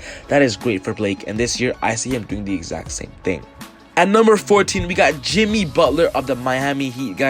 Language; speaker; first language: English; native; English